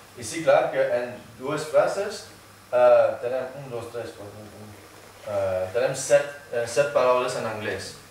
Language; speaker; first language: Catalan; non-native, fluent; French